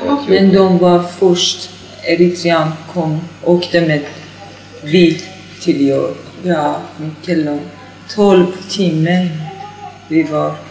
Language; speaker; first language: Swedish; non-native, learner; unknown